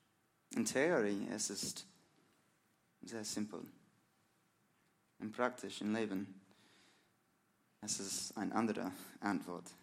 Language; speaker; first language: German; non-native, learner; English